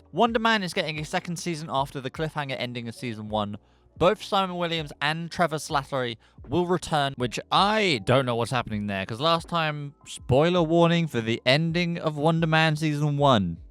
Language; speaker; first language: English; native; English